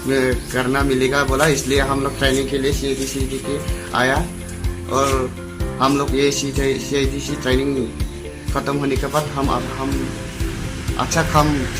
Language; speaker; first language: Hindi; non-native, local second language; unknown